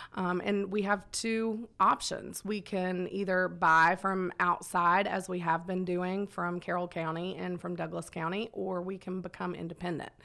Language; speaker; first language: English; native; English